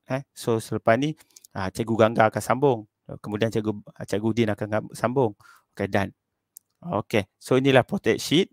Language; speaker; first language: Malay; native; Malay